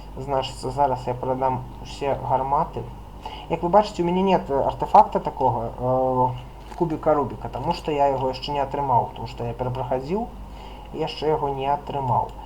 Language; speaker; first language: Belarusian; non-native, local second language; Russian